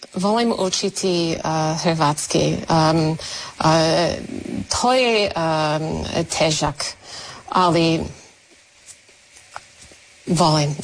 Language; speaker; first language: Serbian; non-native, learner; English